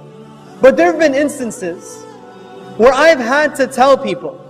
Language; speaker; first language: English; native; English